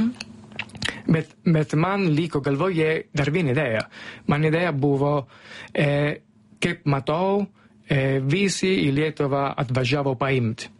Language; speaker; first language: Lithuanian; non-native, fluent; Italian